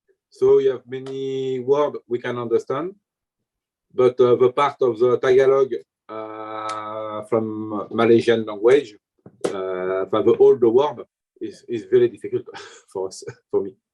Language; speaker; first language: English; non-native, learner; French